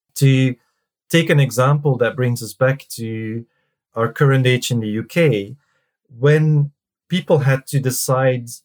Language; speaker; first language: English; non-native, fluent; Dutch